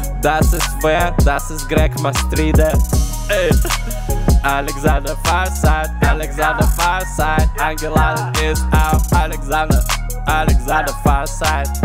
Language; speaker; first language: German; non-native, learner; Russian